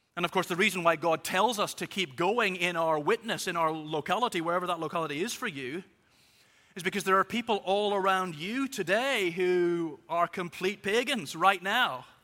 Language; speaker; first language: English; native; English